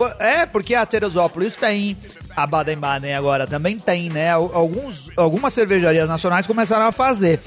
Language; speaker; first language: Portuguese; native; Portuguese